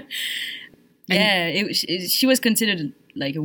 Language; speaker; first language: English; non-native, fluent; French